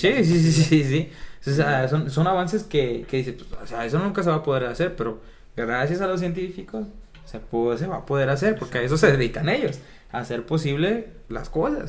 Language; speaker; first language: Spanish; native; Spanish